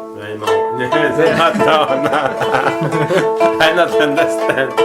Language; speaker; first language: English; non-native, learner; Russian